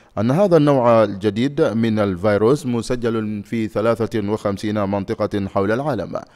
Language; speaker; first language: Arabic; non-native, fluent; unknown